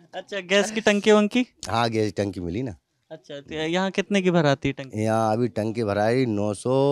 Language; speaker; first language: Hindi; native; Hindi